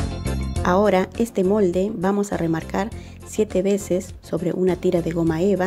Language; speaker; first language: Spanish; native; Spanish